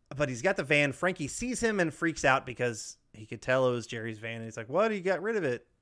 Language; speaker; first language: English; native; English